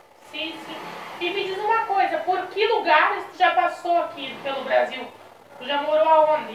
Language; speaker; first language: Portuguese; native; Portuguese